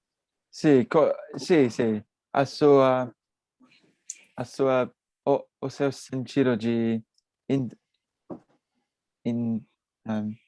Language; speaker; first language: Portuguese; non-native, learner; English